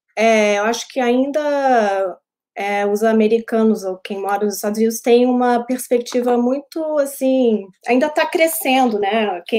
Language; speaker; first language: Portuguese; early bilingual, heritage; Portuguese